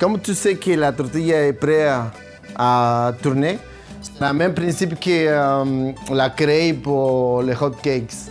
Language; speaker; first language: French; non-native, learner; Spanish